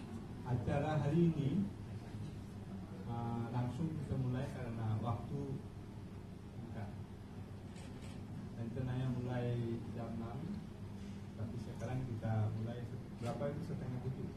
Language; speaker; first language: Indonesian; non-native, fluent; Bangla